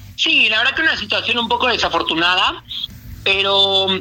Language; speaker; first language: Spanish; native; Spanish